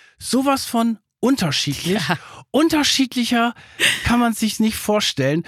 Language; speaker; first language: German; early bilingual, other home language; Turkish